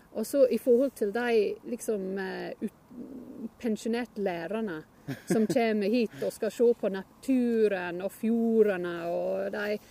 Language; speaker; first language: Norwegian; non-native, fluent; English